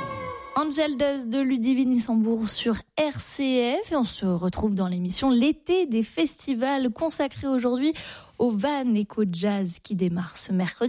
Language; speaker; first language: French; native; French